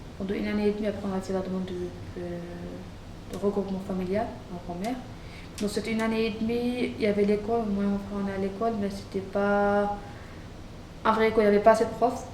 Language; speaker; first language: French; non-native, fluent; Arabic